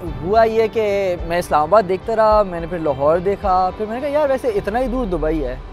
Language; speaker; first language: Urdu; native; Urdu